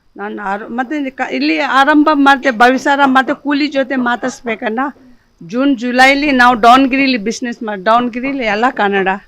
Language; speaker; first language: Kannada; non-native, local second language; Tibetan